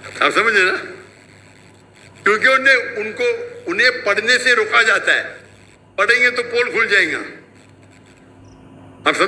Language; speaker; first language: Hindi; non-native, local second language; Konkani